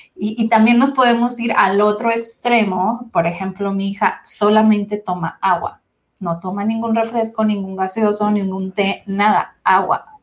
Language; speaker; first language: Spanish; native; Spanish